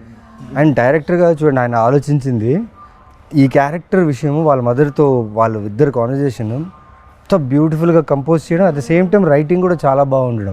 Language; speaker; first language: Telugu; native; Telugu